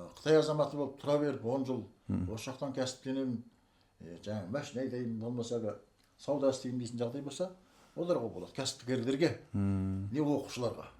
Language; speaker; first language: Kazakh; early bilingual, heritage; Kazakh